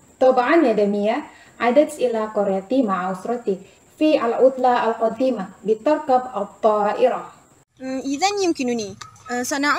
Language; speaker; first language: Arabic; non-native, learner; Malay